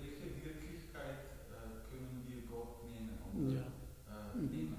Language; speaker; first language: German; non-native, learner; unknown